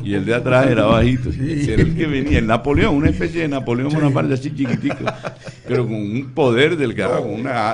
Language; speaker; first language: Spanish; native; Spanish